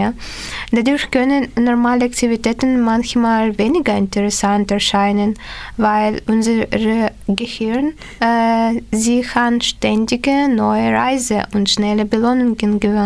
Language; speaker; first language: German; non-native, learner; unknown